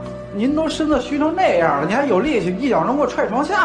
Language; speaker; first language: Chinese; native; Chinese